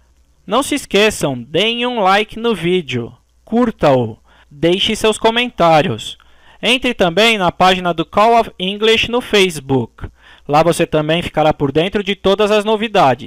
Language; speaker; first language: Portuguese; native; Portuguese